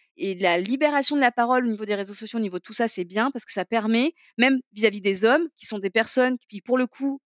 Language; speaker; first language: French; native; French